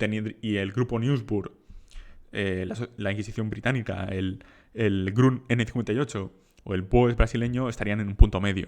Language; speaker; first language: Spanish; native; Spanish